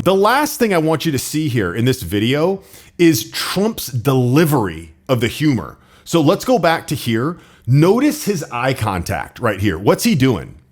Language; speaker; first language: English; native; English